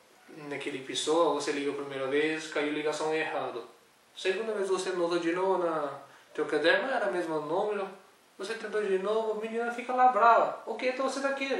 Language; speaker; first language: Portuguese; non-native, learner; Urdu